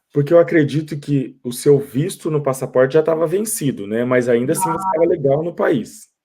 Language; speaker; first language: Portuguese; native; Portuguese